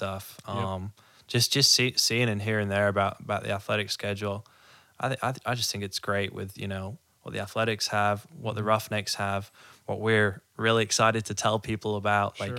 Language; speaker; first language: English; native; English